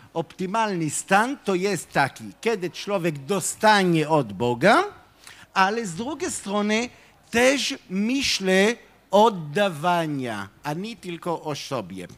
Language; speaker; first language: Polish; non-native, fluent; Hebrew